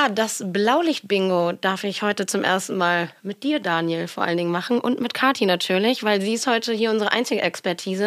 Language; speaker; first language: German; native; German